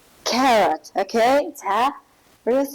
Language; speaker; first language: English; non-native, learner; Mongolian